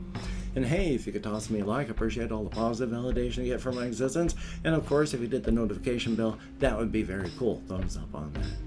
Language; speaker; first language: English; native; English